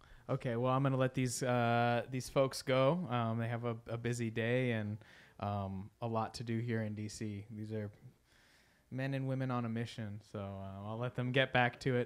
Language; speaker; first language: English; early bilingual, other home language; Spanish